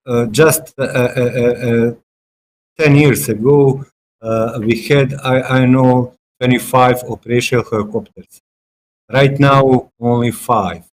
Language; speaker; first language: English; non-native, fluent; Bosnian